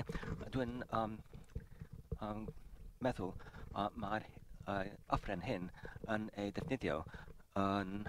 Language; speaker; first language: Welsh; non-native, learner; English